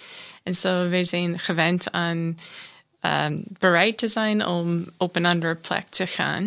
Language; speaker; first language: Dutch; non-native, learner; English